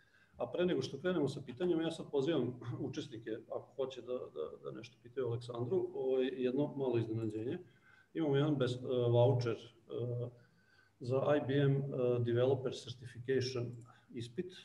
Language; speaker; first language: Serbian; native; Serbian